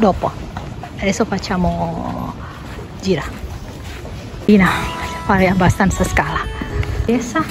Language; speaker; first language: Italian; non-native, learner; Indonesian